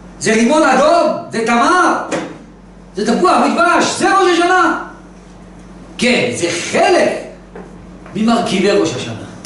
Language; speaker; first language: Hebrew; native; Hebrew